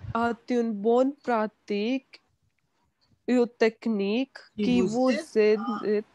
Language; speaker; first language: French; non-native, learner; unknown